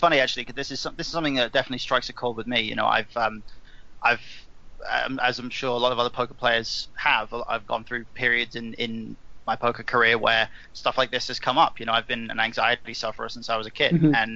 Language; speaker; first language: English; native; English